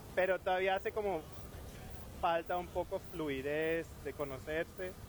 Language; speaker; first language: Spanish; non-native, fluent; German